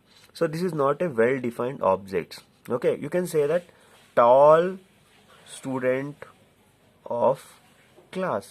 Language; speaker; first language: English; non-native, local second language; Telugu